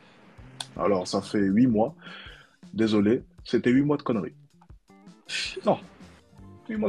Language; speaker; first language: French; native; French